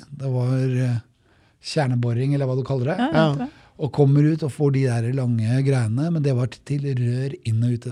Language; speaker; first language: Norwegian; native; Norwegian